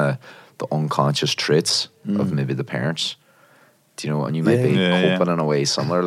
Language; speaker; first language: English; native; English